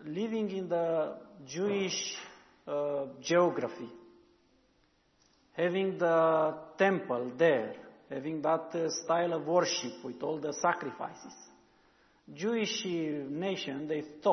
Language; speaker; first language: English; non-native, learner; Romanian